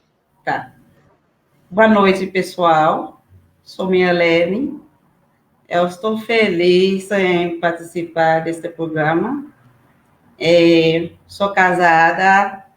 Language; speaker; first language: Portuguese; non-native, learner; Haitian Creole